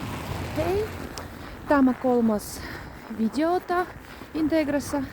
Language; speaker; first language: Finnish; non-native, learner; Russian